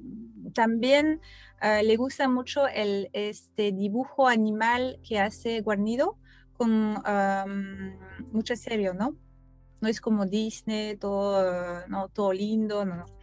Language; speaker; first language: Spanish; non-native, fluent; French